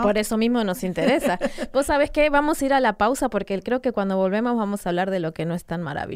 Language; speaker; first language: Spanish; native; Spanish